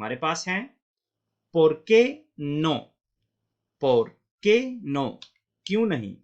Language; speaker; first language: Spanish; non-native, fluent; Urdu